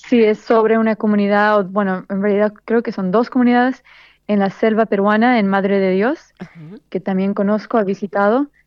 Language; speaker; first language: Spanish; early bilingual, heritage; Spanish